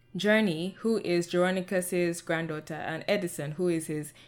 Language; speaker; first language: English; non-native, local second language; Yoruba